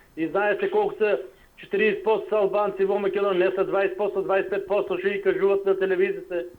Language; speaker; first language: Macedonian; non-native, local second language; Albanian